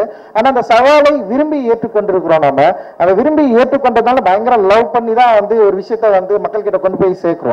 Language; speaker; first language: Tamil; native; Tamil